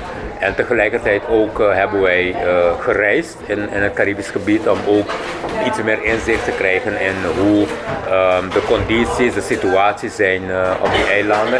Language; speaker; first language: Dutch; non-native, local second language; Papiamento